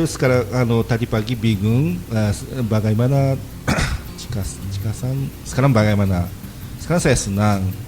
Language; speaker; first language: Indonesian; non-native, learner; Japanese